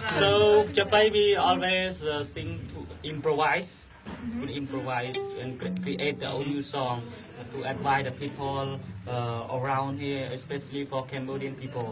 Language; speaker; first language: English; non-native, learner; Khmer